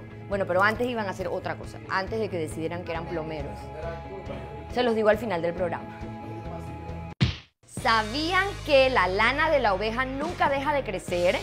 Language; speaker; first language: Spanish; native; Spanish